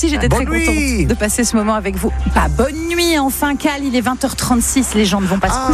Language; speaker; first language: French; native; French